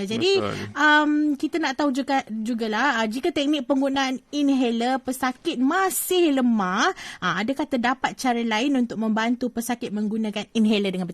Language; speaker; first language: Malay; native; Malay